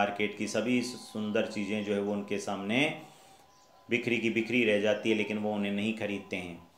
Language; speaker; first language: Hindi; native; Hindi